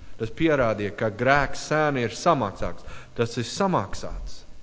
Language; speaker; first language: Latvian; non-native, learner; English